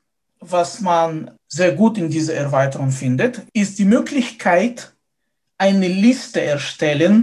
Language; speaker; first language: German; non-native, fluent; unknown